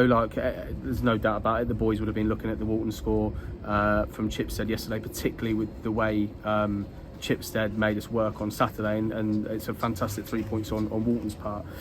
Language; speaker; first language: English; native; English